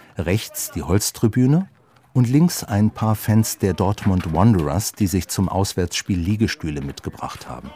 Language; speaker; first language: German; native; German